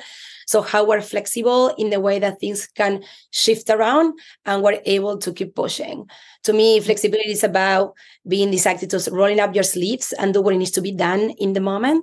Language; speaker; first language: English; non-native, fluent; Spanish